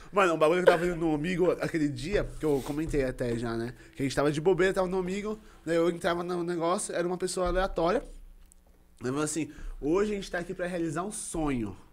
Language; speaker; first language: Portuguese; native; Portuguese